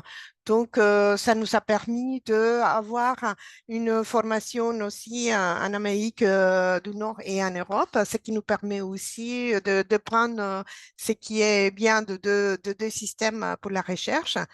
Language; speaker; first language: French; non-native, fluent; Spanish